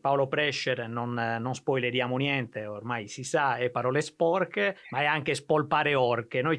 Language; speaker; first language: Italian; native; Italian